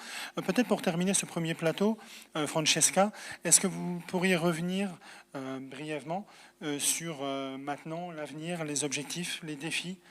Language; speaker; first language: French; native; French